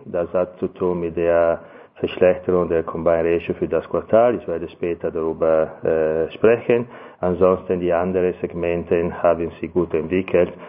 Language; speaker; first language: German; non-native, fluent; Italian